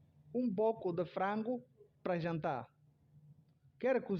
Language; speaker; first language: Portuguese; non-native, fluent; Somali